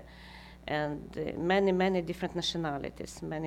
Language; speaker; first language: English; non-native, fluent; Kazakh